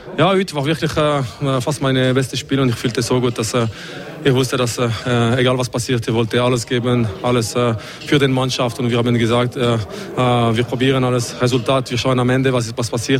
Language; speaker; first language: German; non-native, learner; French